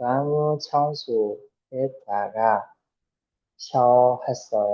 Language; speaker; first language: Korean; non-native, learner; Chinese